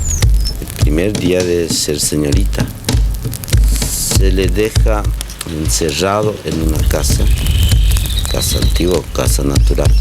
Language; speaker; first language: Spanish; non-native, local second language; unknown